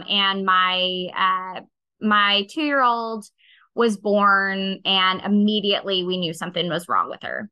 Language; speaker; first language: English; native; English